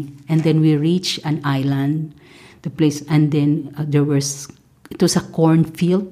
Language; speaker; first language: English; non-native, local second language; Maranao